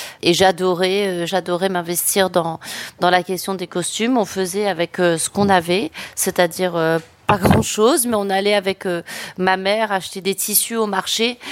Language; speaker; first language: French; native; French